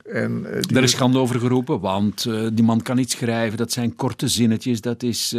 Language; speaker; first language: Dutch; native; Dutch